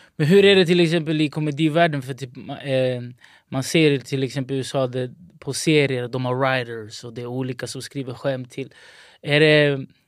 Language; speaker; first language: Swedish; early bilingual, other home language; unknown